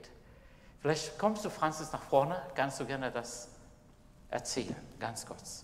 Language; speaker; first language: German; non-native, fluent; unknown